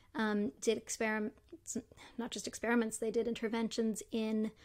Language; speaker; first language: English; native; English